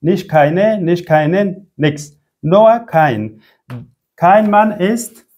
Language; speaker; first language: German; non-native, fluent; Persian